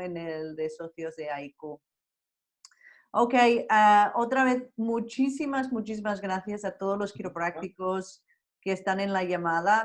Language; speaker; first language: Spanish; non-native, fluent; English